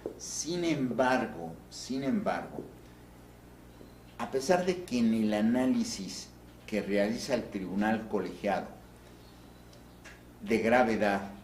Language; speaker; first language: Spanish; native; Spanish